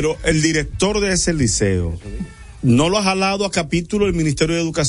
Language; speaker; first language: Spanish; native; Spanish